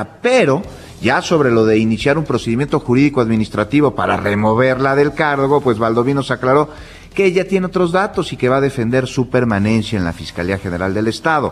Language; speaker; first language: Spanish; native; Spanish